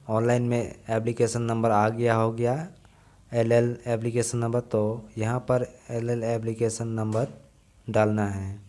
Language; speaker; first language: Hindi; non-native, local second language; Bangla